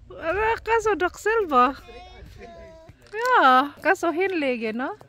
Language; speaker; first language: German; non-native, learner; Filipino